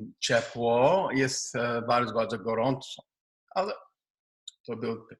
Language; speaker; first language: Polish; non-native, learner; Hebrew